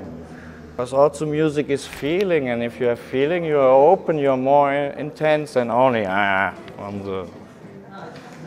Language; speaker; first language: English; non-native, fluent; German